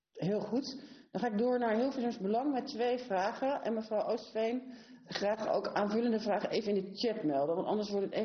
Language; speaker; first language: Dutch; native; Dutch